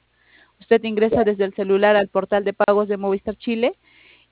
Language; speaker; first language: Spanish; native; Spanish